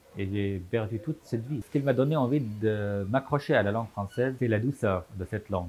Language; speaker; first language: French; non-native, fluent; Arabic